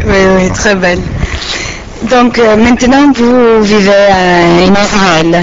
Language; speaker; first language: French; non-native, learner; Italian